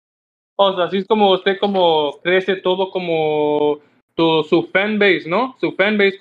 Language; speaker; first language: Spanish; non-native, learner; English